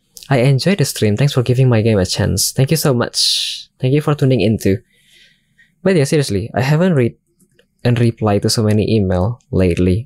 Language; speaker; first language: English; non-native, fluent; Indonesian